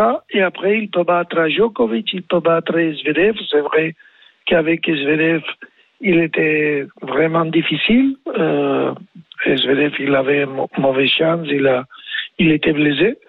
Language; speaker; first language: French; non-native, learner; Spanish